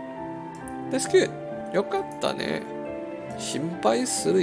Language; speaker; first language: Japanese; non-native, learner; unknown